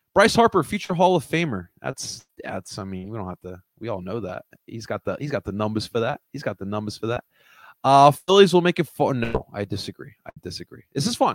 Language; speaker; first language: English; early bilingual, other home language; Spanish